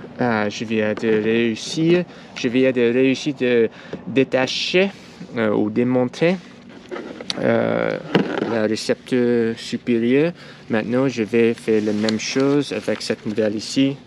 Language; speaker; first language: French; non-native, learner; English